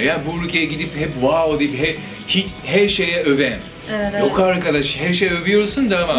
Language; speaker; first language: Turkish; non-native, fluent; Japanese